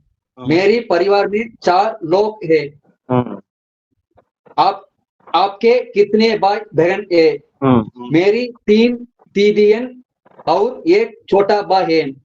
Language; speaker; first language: Hindi; non-native, learner; Tamil